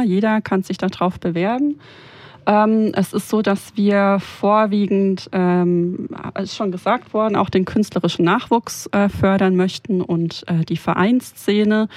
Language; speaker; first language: German; native; German